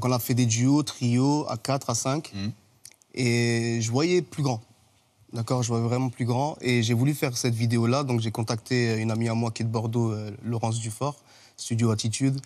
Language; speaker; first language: French; native; French